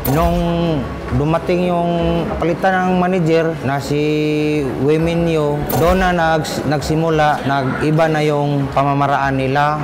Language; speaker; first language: Filipino; non-native, local second language; Cebuano